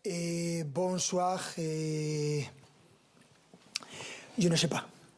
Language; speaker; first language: French; non-native, fluent; Spanish